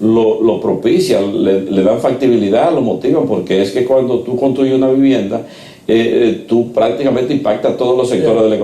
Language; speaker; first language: Spanish; native; Spanish